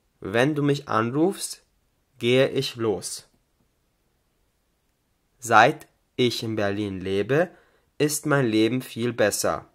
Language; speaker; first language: German; non-native, fluent; Albanian